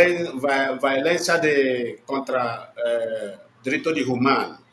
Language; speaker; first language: Portuguese; non-native, learner; Igbo